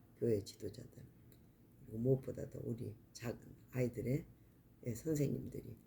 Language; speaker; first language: Korean; native; Korean